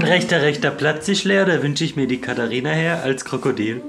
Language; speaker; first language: German; native; German